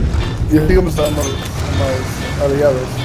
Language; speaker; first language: Catalan; native; Catalan